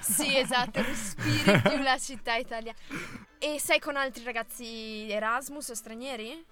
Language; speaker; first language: Italian; native; Italian